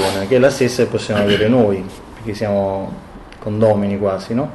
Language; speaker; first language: Italian; native; Italian